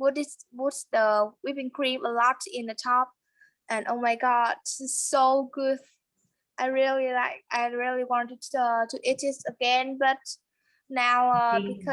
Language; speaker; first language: English; non-native, learner; Vietnamese